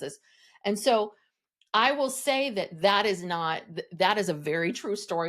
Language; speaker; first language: English; native; English